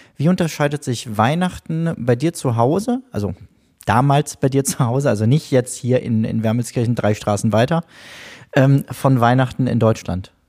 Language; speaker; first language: German; native; German